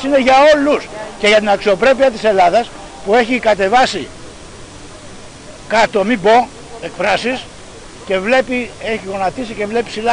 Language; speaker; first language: Greek; native; Greek